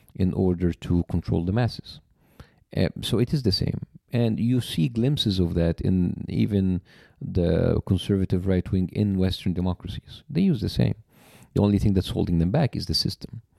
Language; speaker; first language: English; non-native, fluent; Arabic